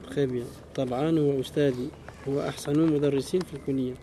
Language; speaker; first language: Arabic; non-native, fluent; French